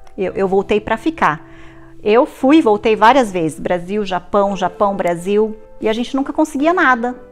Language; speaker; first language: Portuguese; native; Portuguese